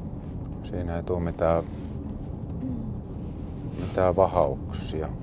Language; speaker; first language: Finnish; native; Finnish